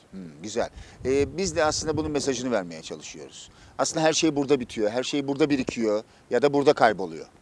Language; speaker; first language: Turkish; native; Turkish